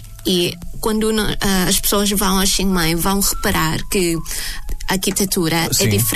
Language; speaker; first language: Portuguese; non-native, fluent; Thai